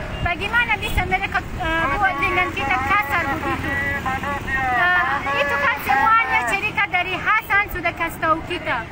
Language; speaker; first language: Indonesian; non-native, fluent; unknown